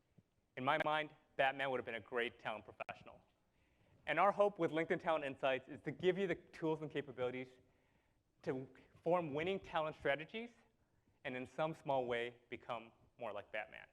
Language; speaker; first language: English; native; English